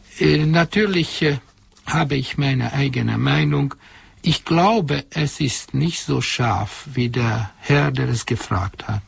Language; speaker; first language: German; non-native, fluent; Hungarian